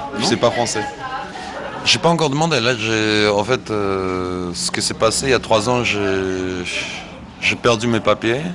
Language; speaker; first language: French; non-native, fluent; Uzbek